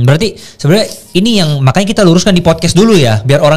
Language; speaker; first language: Indonesian; native; Indonesian